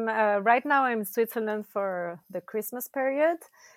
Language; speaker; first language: English; non-native, fluent; French